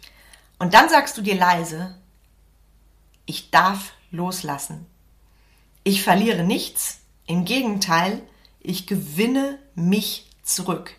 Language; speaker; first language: German; native; German